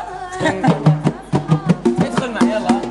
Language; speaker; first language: Arabic; native; Arabic